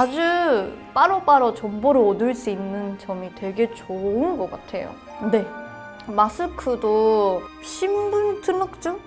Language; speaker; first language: Korean; non-native, fluent; Japanese